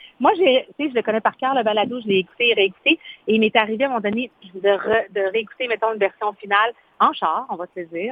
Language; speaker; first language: French; early bilingual, other home language; Spanish